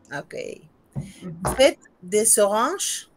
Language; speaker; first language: French; non-native, fluent; Spanish